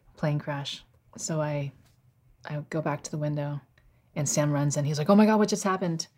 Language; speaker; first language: English; native; English